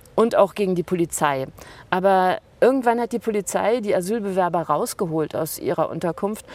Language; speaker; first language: German; native; German